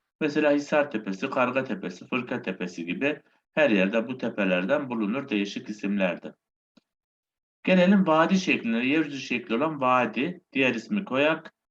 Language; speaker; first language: Turkish; native; Turkish